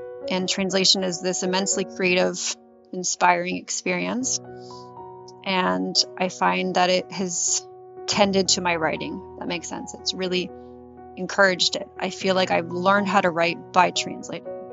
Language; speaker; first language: English; native; English